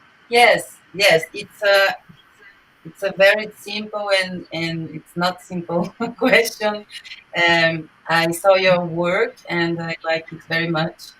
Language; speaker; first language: English; non-native, learner; Portuguese